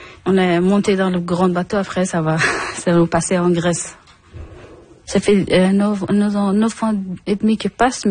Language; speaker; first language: French; non-native, learner; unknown